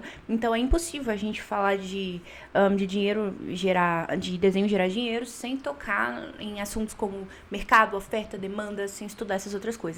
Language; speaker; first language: Portuguese; native; Portuguese